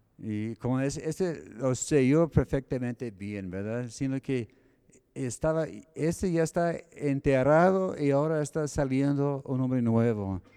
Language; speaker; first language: Spanish; non-native, fluent; English